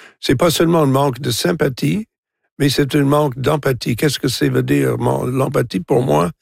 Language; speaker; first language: French; non-native, local second language; English